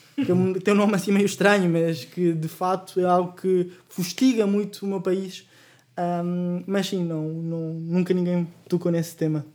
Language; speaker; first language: Portuguese; early bilingual, other home language; Spanish